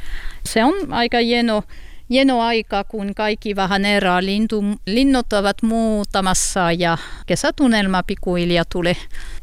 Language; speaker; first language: Finnish; non-native, learner; French